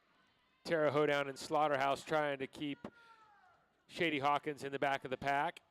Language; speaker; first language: English; native; English